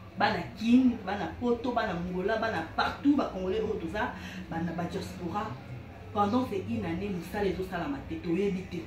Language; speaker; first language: Lingala; native; Lingala